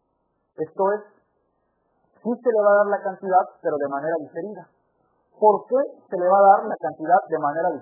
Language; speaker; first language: Spanish; native; Spanish